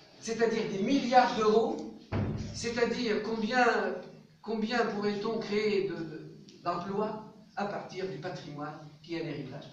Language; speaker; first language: French; non-native, local second language; Arabic